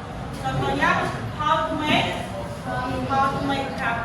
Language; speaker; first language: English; non-native, learner; Indonesian